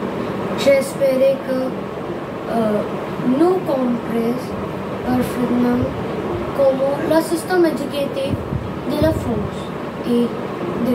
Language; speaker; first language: French; non-native, learner; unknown